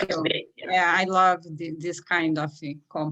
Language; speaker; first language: English; non-native, learner; Portuguese